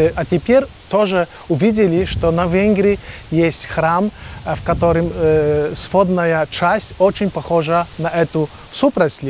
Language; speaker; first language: Russian; non-native, fluent; Polish